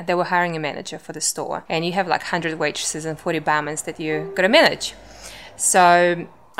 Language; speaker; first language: English; non-native, fluent; Russian